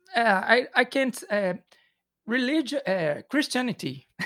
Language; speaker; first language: English; non-native, learner; Portuguese